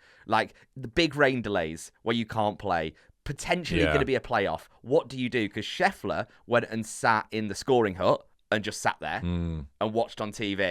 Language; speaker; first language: English; native; English